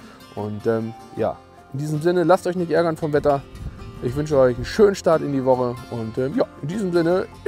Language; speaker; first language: German; native; German